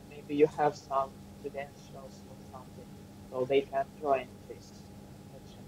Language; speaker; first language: English; non-native, learner; Ukrainian